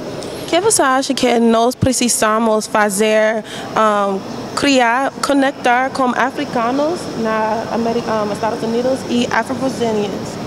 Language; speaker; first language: Portuguese; non-native, learner; English